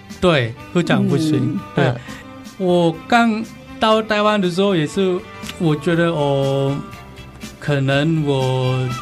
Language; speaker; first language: Chinese; non-native, learner; Balinese